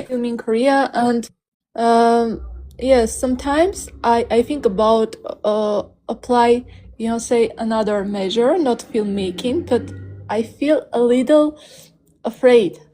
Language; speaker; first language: English; non-native, learner; Armenian